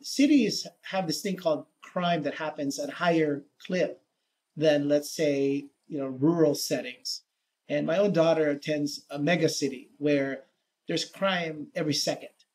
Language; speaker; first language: English; native; English